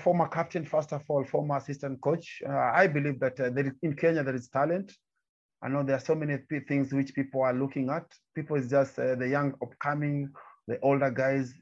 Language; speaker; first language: English; non-native, local second language; Luo (Kenya and Tanzania)